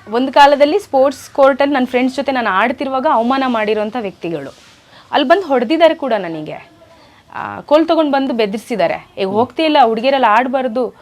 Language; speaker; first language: Kannada; non-native, local second language; Urdu